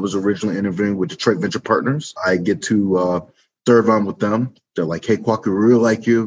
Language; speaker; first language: English; native; English